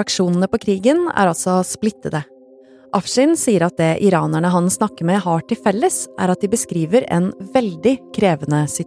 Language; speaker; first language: Norwegian; native; Norwegian